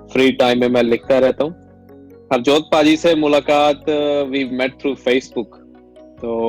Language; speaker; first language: Hindi; non-native, local second language; Punjabi